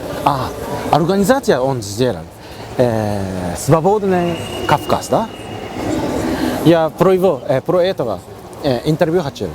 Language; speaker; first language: Russian; non-native, learner; Japanese